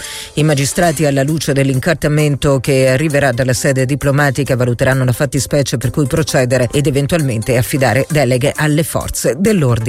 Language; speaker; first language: Italian; native; Italian